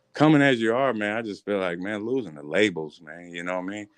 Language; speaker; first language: English; native; English